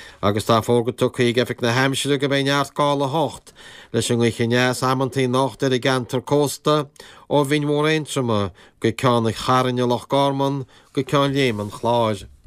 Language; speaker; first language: Irish; native; Irish